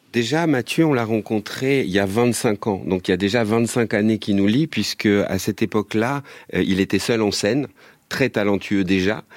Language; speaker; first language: French; native; French